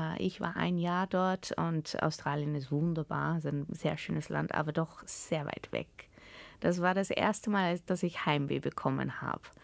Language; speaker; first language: German; early bilingual, heritage; German